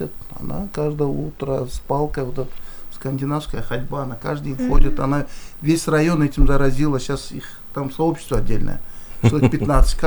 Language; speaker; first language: Russian; non-native, local second language; Kyrgyz